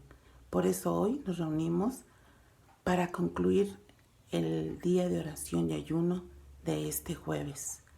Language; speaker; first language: Spanish; native; Spanish